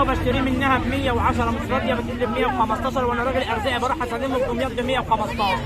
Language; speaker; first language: Arabic; native; Arabic